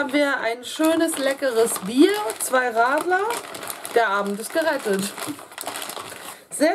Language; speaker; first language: German; native; German